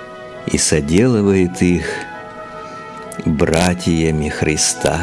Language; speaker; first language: Russian; native; Russian